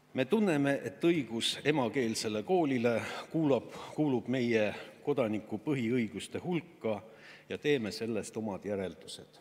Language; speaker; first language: Estonian; non-native, local second language; Russian